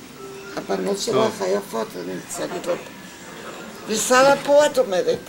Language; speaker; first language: Hebrew; non-native, fluent; Spanish